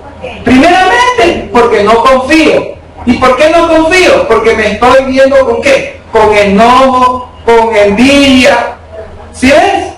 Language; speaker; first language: Spanish; native; Spanish